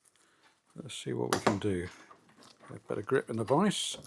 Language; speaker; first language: English; native; English